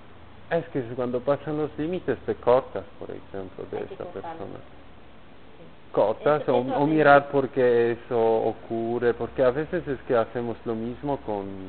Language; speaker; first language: Spanish; non-native, learner; Polish